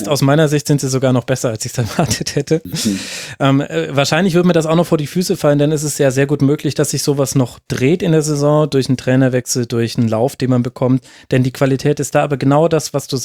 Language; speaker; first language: German; native; German